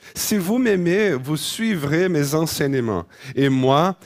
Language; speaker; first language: French; non-native, fluent; Portuguese